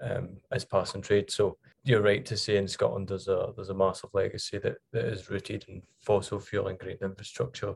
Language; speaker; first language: English; native; English